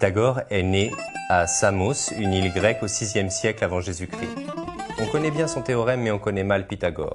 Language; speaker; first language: French; native; French